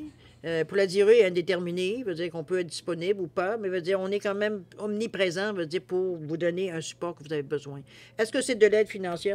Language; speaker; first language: French; native; French